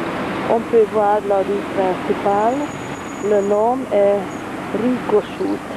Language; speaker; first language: French; non-native, fluent; Hungarian